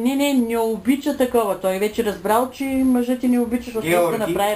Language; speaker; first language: Bulgarian; native; Bulgarian